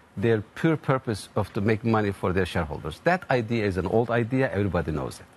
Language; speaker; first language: English; non-native, fluent; Turkish